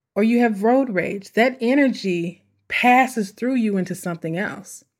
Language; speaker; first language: English; native; English